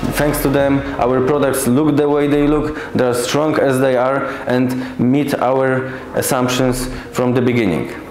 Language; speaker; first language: English; non-native, fluent; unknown